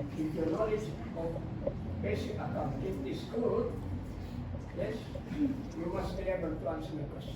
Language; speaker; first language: English; non-native, fluent; Indonesian